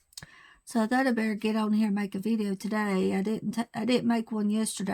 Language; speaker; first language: English; native; English